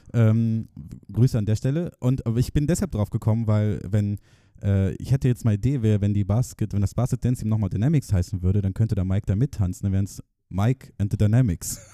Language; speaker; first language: German; native; German